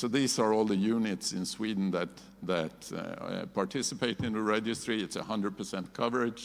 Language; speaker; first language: English; non-native, fluent; Swedish